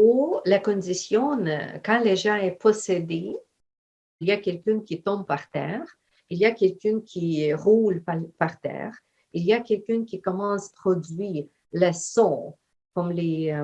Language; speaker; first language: French; non-native, fluent; Ukrainian